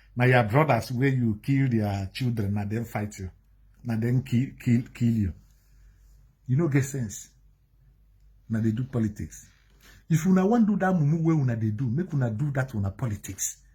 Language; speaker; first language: Nigerian Pidgin; native; Nigerian Pidgin